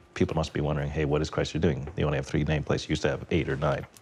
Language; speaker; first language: English; native; English